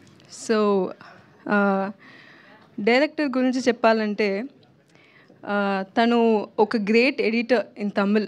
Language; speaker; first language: Telugu; non-native, local second language; Tamil